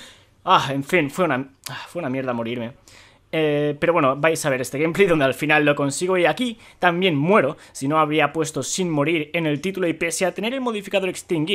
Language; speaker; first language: Spanish; native; Spanish